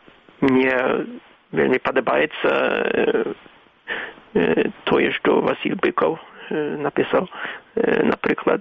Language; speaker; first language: Belarusian; non-native, fluent; Swedish